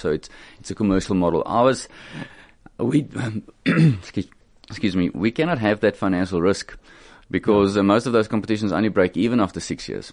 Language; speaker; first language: English; non-native, local second language; Afrikaans